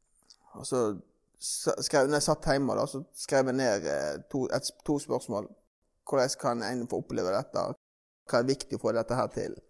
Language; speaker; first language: Norwegian; native; Norwegian